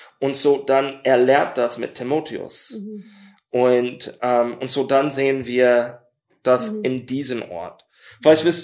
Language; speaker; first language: German; non-native, learner; English